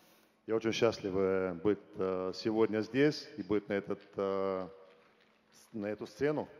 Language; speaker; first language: Russian; non-native, fluent; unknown